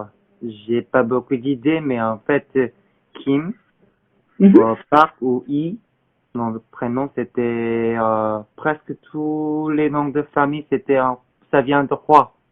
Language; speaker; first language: French; non-native, learner; Korean